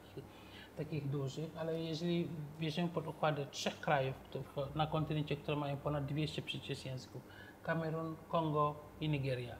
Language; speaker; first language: Polish; non-native, fluent; Wolof